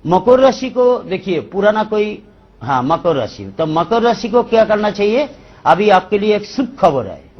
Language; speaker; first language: Hindi; non-native, local second language; Bangla